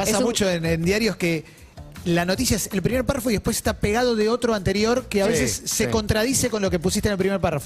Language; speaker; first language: Spanish; native; Spanish